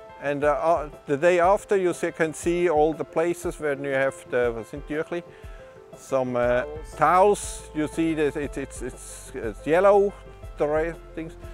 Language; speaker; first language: English; non-native, learner; Swiss German